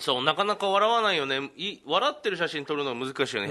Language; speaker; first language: Japanese; native; Japanese